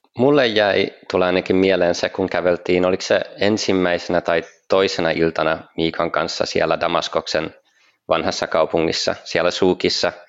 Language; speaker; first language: Finnish; native; Finnish